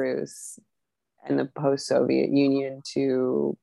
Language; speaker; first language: English; native; English